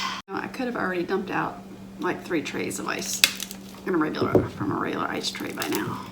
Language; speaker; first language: English; native; English